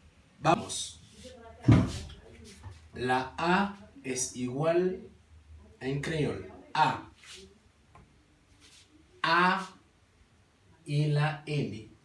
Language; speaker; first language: Spanish; non-native, learner; Haitian Creole